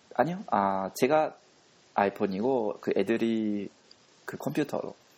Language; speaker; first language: Korean; non-native, fluent; Japanese